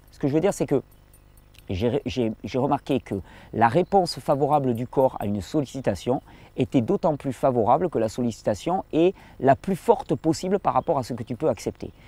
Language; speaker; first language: French; native; French